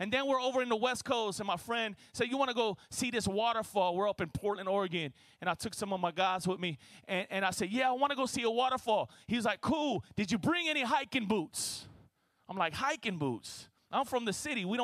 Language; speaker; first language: English; native; English